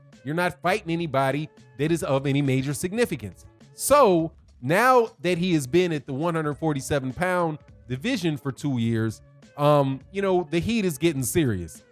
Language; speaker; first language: English; native; English